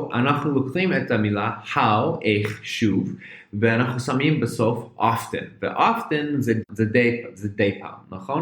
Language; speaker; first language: Hebrew; non-native, fluent; English